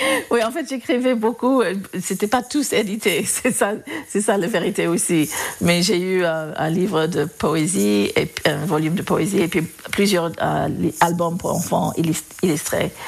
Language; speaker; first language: French; non-native, fluent; English